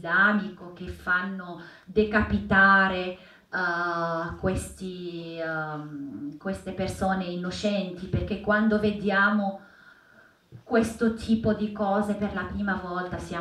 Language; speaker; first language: Italian; non-native, fluent; Arabic